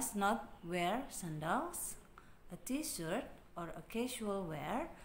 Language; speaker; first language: English; non-native, fluent; Indonesian